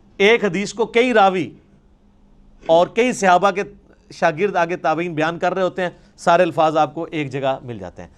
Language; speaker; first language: Urdu; non-native, local second language; Punjabi